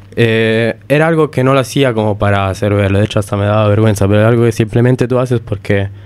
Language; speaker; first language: Spanish; early bilingual, heritage; Italian